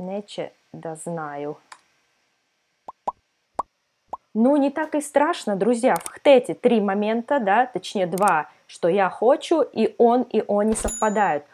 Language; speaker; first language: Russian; non-native, fluent; Serbian